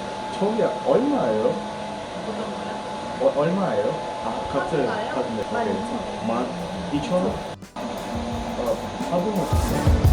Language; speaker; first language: Korean; non-native, learner; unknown